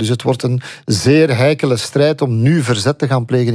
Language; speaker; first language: Dutch; native; Dutch